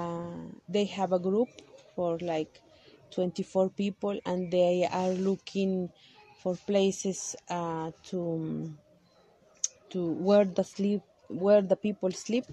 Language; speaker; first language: English; non-native, learner; Kaqchikel